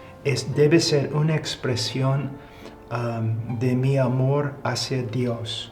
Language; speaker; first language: Spanish; non-native, fluent; English